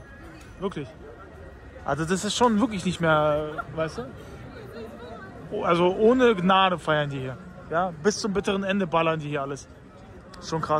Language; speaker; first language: German; native; German